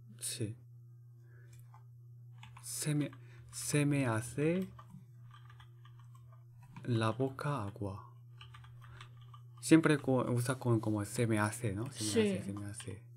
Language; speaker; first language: Spanish; non-native, learner; Korean